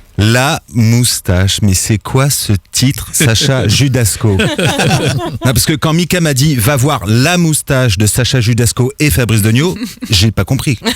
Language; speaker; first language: French; native; French